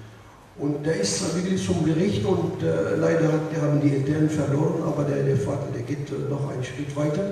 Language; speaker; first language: German; non-native, learner; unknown